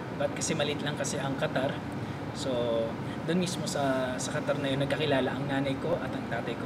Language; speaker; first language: Filipino; native; Filipino